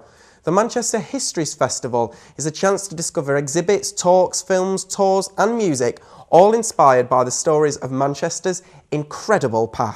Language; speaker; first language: English; native; English